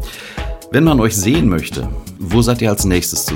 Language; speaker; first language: German; native; German